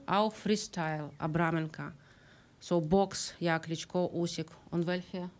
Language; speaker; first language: German; non-native, learner; Ukrainian